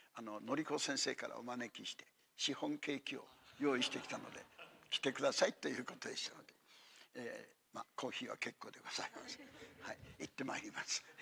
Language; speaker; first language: Japanese; native; Japanese